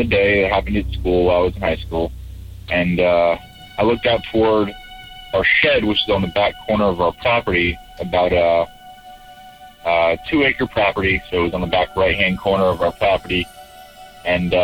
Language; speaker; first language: English; native; English